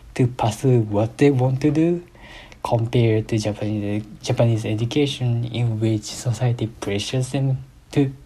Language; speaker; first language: English; non-native, fluent; Japanese